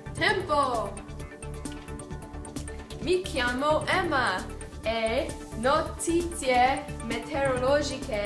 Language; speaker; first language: Italian; non-native, learner; English